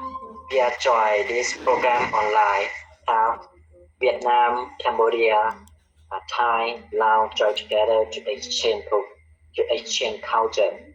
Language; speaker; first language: English; non-native, learner; Khmer